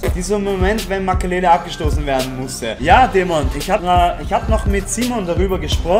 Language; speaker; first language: German; native; German